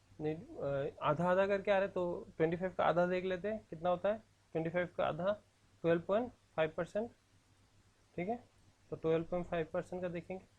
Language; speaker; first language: Hindi; non-native, local second language; Assamese